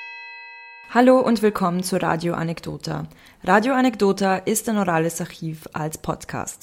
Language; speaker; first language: German; early bilingual, other home language; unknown